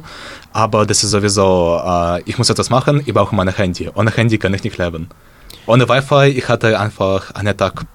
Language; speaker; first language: German; non-native, learner; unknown